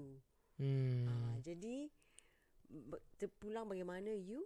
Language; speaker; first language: English; non-native, local second language; Malay